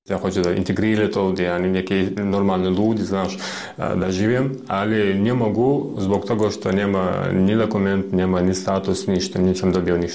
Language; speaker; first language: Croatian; non-native, learner; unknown